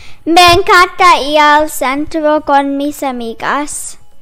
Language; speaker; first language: Spanish; non-native, learner; English